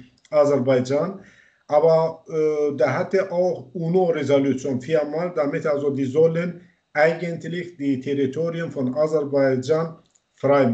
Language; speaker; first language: German; non-native, learner; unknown